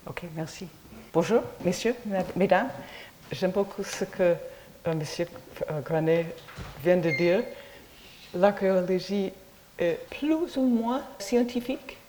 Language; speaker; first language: French; non-native, fluent; English